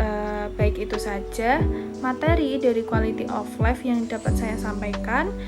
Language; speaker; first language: Indonesian; native; Indonesian